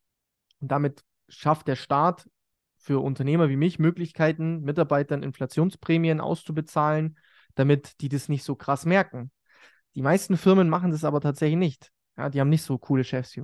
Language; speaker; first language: German; native; German